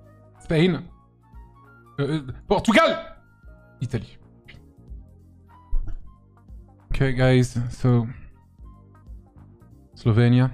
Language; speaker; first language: English; non-native, fluent; French